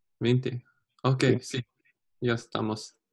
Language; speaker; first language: Spanish; non-native, learner; English